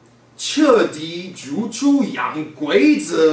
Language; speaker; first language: Chinese; non-native, learner; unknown